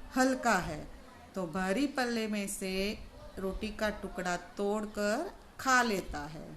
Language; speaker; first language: Hindi; non-native, local second language; Gujarati